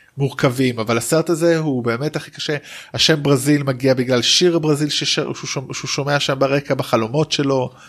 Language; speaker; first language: Hebrew; native; Hebrew